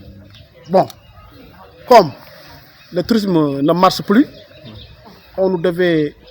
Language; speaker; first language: French; non-native, local second language; Wolof